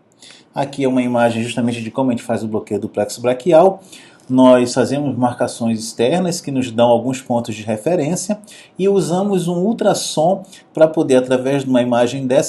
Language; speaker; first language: Portuguese; native; Portuguese